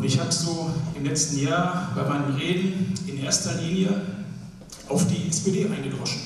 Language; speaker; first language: German; native; German